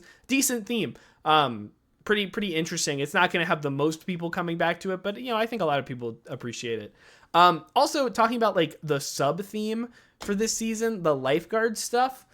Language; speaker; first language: English; native; English